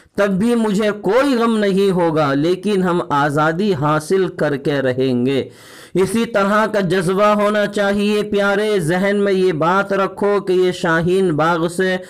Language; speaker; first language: Urdu; native; Urdu